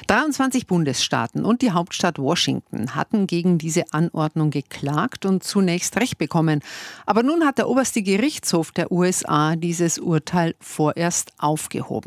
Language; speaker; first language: German; native; German